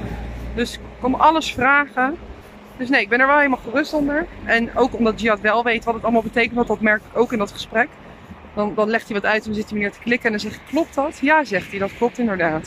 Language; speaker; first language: Dutch; native; Dutch